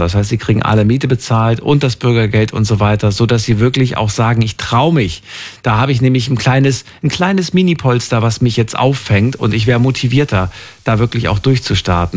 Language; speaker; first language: German; native; German